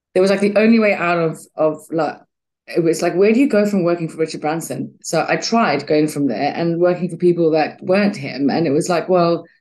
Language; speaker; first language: English; native; English